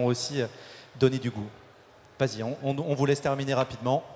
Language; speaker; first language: French; native; French